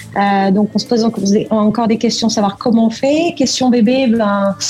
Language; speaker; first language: French; non-native, fluent; Portuguese